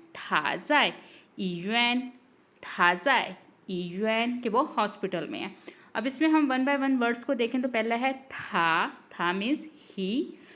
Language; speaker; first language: Urdu; native; Urdu